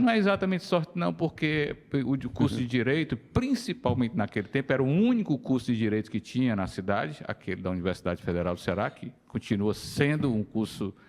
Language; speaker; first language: Portuguese; native; Portuguese